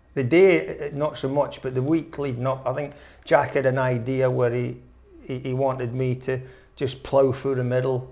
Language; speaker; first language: English; native; English